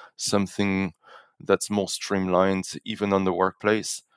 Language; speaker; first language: English; non-native, fluent; French